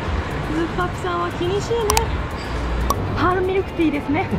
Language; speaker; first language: Japanese; native; Japanese